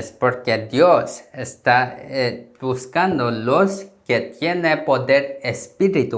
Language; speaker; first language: Spanish; non-native, learner; Korean